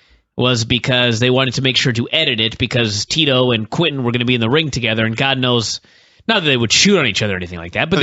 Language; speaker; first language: English; native; English